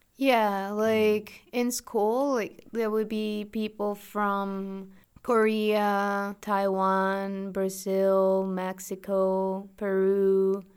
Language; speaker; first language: English; non-native, fluent; Spanish